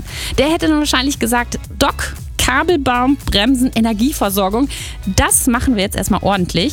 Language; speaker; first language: German; native; German